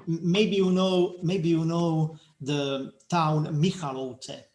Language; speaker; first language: English; non-native, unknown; Slovak